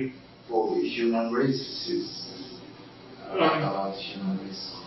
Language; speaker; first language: English; non-native, learner; Japanese